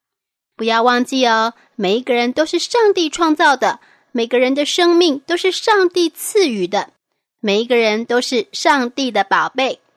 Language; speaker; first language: Chinese; native; Chinese